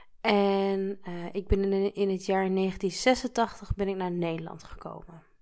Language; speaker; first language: Dutch; native; Dutch